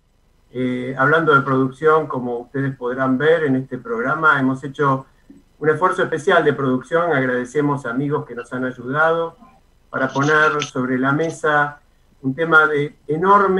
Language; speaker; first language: Spanish; native; Spanish